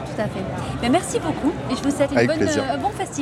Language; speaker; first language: French; native; French